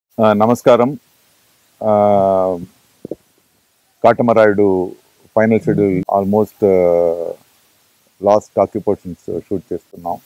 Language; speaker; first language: Telugu; non-native, fluent; Tamil